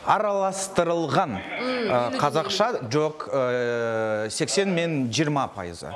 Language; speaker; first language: Kazakh; non-native, local second language; Russian